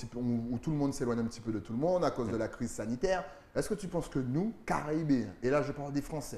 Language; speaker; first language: French; native; French